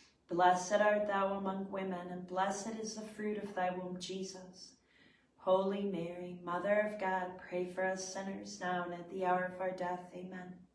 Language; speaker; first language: English; native; English